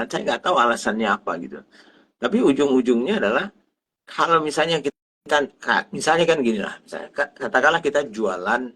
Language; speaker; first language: Indonesian; native; Indonesian